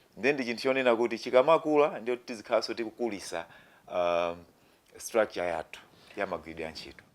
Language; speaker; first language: Nyanja; non-native, local second language; Tumbuka